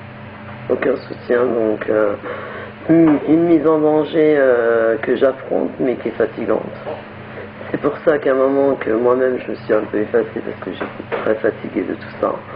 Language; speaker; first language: French; native; French